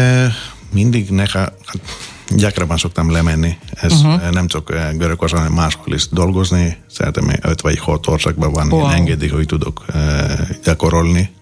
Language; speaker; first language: Hungarian; non-native, fluent; Greek